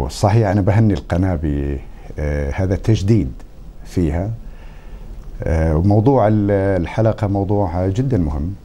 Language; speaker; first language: Arabic; native; Arabic